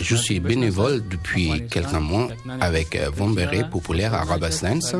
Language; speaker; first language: French; non-native, learner; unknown